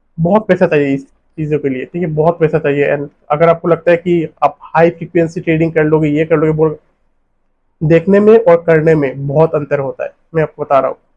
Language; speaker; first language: Hindi; non-native, local second language; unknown